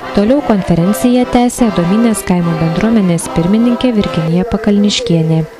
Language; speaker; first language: Lithuanian; native; Lithuanian